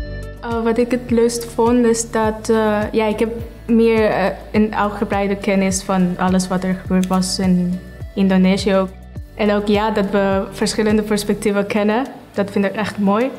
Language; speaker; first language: Dutch; non-native, local second language; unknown